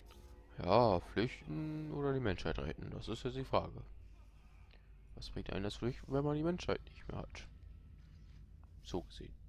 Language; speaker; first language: German; native; German